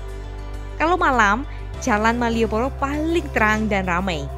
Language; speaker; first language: Indonesian; non-native, fluent; Korean